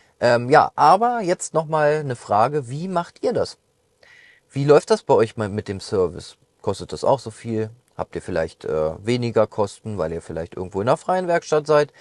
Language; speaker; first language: German; native; German